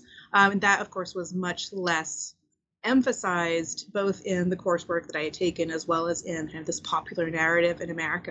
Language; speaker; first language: English; early bilingual, other home language; Spanish